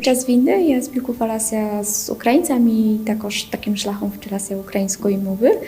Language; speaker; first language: Ukrainian; non-native, learner; Polish